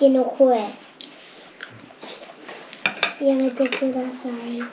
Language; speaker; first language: Japanese; native; Japanese